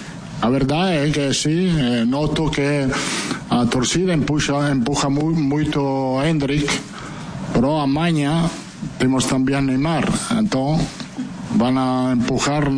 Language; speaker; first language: Portuguese; non-native, fluent; Italian